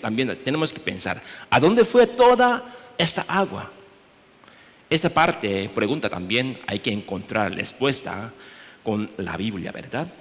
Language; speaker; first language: Spanish; non-native, learner; Korean